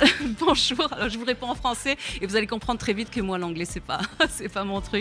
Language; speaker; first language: French; native; French